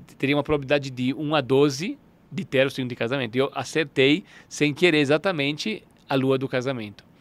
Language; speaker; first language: Portuguese; non-native, fluent; Italian